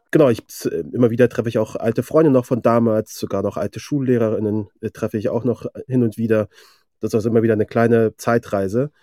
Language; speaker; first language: German; early bilingual, other home language; Persian